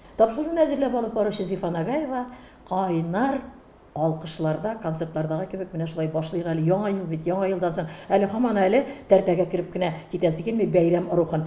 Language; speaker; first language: Tatar; native; Tatar